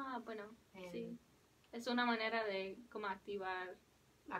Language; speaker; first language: Spanish; non-native, learner; English